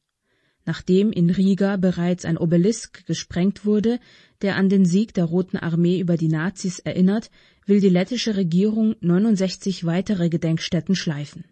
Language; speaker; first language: German; native; German